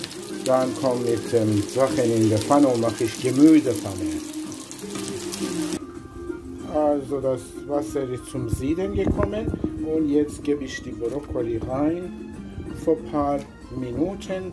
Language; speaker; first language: German; non-native, learner; Persian